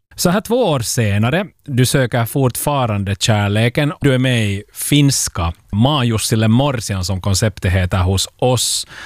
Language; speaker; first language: Swedish; native; Swedish